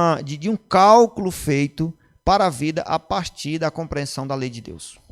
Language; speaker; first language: Portuguese; native; Portuguese